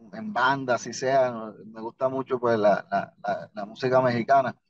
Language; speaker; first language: Spanish; native; Spanish